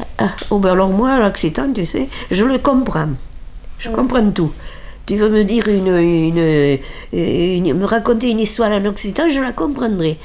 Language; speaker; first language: French; native; French